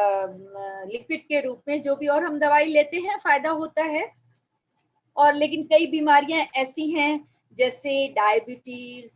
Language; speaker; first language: Hindi; native; Hindi